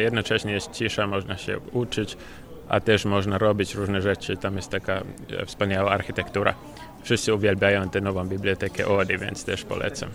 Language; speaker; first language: Polish; non-native, fluent; Finnish